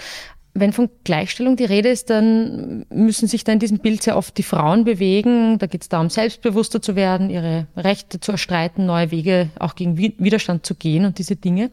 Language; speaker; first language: German; native; German